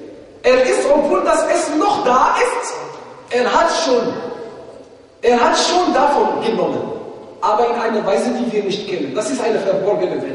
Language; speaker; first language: German; non-native, fluent; Arabic